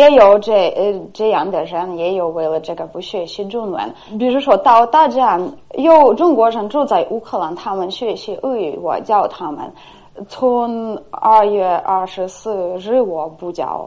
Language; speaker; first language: Chinese; non-native, fluent; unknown